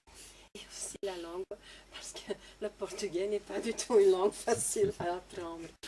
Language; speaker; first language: French; non-native, local second language; Dutch